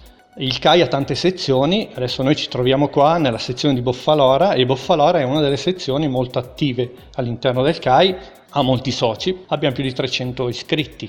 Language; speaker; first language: Italian; native; Italian